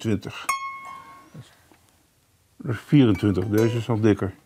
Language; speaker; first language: Dutch; native; Dutch